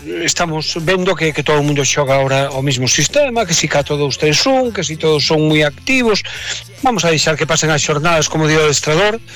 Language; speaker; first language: Galician; native; Galician